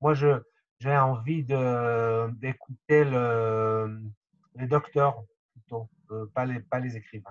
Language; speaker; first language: French; non-native, fluent; Hebrew